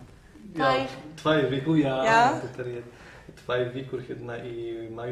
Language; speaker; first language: Icelandic; non-native, learner; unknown